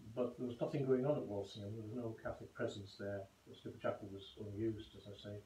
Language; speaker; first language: English; native; English